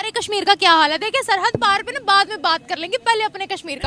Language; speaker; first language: Hindi; native; Hindi